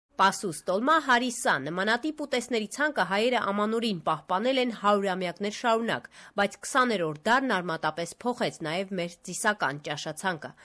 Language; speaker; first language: Armenian; native; Armenian